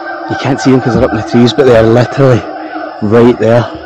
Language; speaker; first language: English; native; English